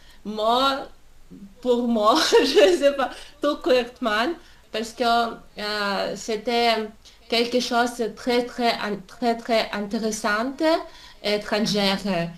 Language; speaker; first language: French; non-native, learner; Russian